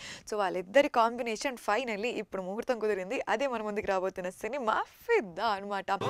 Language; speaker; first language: Telugu; native; Telugu